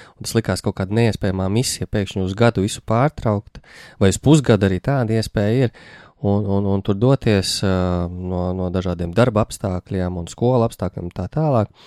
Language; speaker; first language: Latvian; native; Latvian